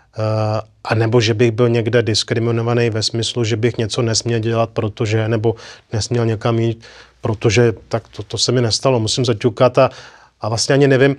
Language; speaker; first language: Czech; native; Czech